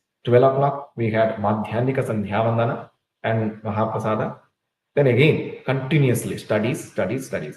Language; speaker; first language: English; non-native, local second language; Tulu